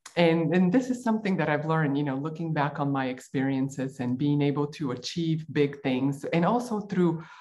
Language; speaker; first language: English; non-native, fluent; Bulgarian